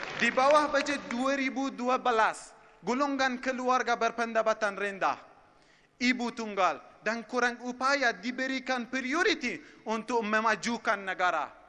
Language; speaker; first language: Malay; non-native, fluent; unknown